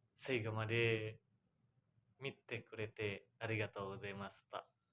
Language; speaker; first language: Japanese; non-native, learner; Indonesian